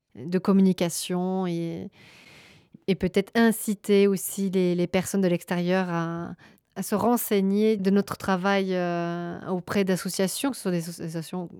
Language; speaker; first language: French; native; French